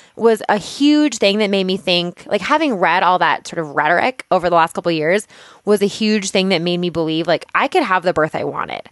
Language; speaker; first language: English; native; English